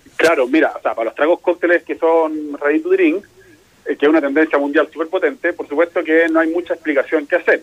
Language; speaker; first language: Spanish; native; Spanish